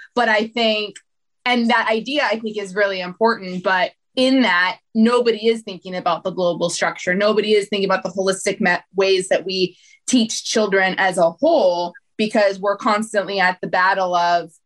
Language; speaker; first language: English; native; English